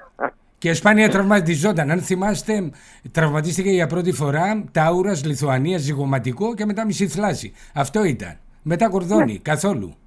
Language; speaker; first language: Greek; native; Greek